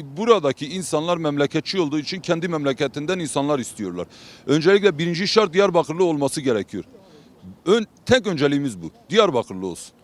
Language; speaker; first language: Turkish; non-native, local second language; Kurdish